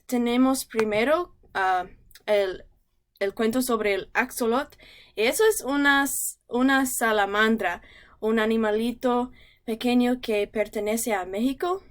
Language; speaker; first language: Spanish; non-native, learner; English